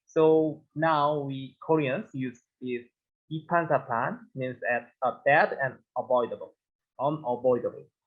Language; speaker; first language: English; non-native, learner; Korean